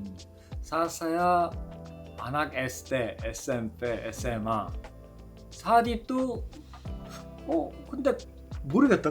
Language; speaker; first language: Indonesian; non-native, fluent; Korean